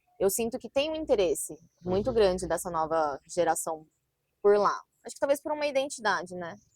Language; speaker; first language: Portuguese; native; Portuguese